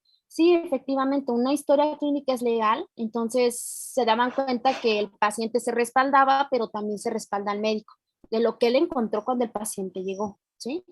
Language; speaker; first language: Spanish; native; Spanish